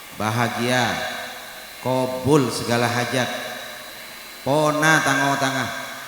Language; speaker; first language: Indonesian; non-native, local second language; Madurese